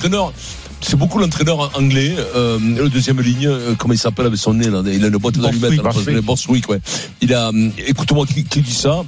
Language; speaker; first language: French; native; French